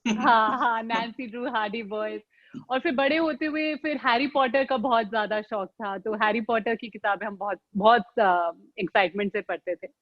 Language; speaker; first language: Hindi; native; Hindi